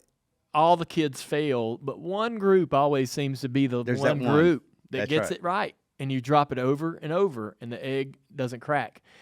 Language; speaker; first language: English; native; English